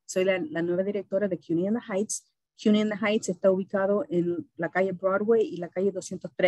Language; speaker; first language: Spanish; early bilingual, heritage; Spanish